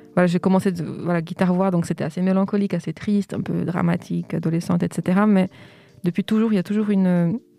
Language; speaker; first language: French; early bilingual, other home language; Portuguese